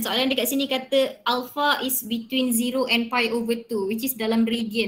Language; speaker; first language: English; non-native, local second language; Malay